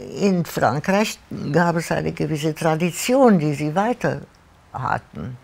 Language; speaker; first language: German; non-native, fluent; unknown